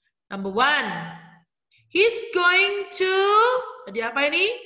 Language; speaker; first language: English; non-native, fluent; Indonesian